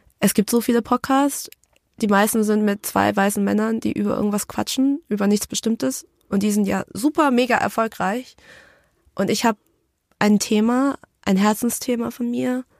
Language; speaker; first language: German; early bilingual, other home language; Vietnamese